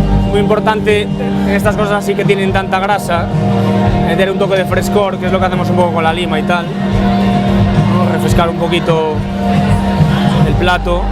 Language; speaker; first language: Spanish; native; Spanish